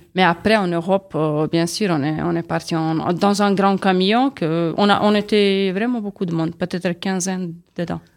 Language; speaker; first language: French; non-native, learner; Serbian